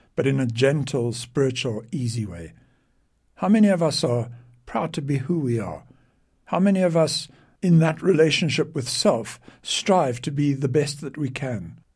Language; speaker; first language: English; native; English